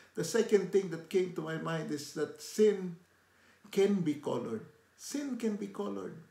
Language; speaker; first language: English; non-native, local second language; Filipino